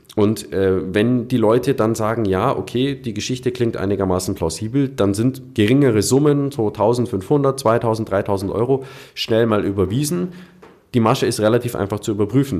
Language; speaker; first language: German; native; German